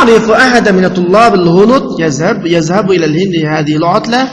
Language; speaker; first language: Arabic; non-native, fluent; Uyghur